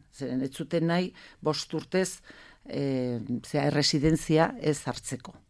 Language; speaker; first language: Basque; native; Basque